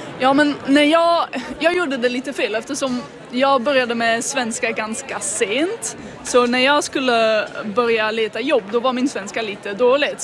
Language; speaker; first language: Swedish; non-native, fluent; Dutch